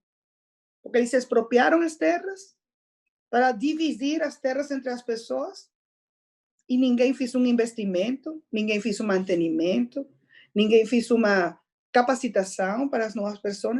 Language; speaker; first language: Portuguese; non-native, fluent; Spanish